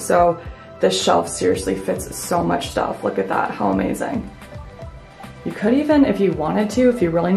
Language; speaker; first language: English; native; English